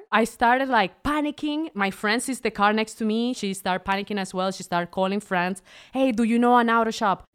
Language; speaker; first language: English; non-native, fluent; Spanish